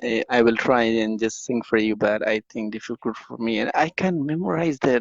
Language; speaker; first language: English; non-native, learner; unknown